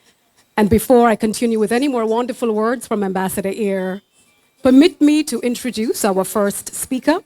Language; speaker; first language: English; native; English